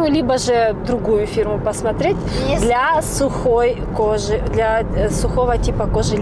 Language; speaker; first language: Russian; native; Russian